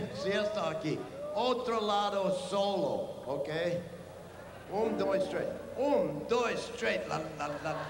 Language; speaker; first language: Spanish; non-native, learner; English